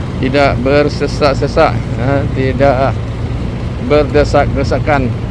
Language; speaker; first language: Malay; native; Malay